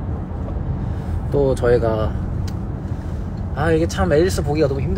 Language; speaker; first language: Korean; native; Korean